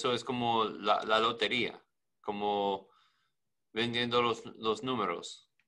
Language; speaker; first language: Spanish; non-native, learner; English